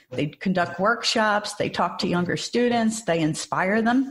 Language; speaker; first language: English; native; English